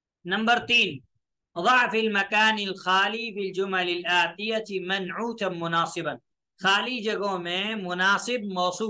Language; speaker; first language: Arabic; non-native, fluent; Urdu